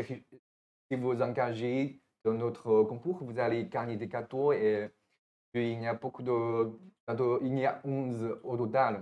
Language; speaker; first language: French; non-native, fluent; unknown